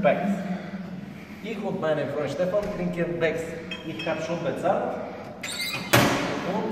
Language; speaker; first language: German; non-native, learner; Bulgarian